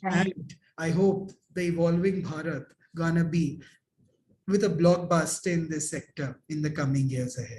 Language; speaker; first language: English; non-native, local second language; Hindi